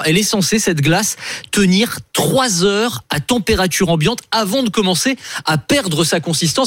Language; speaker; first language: French; native; French